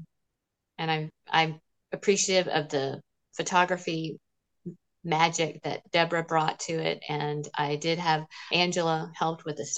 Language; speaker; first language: English; native; English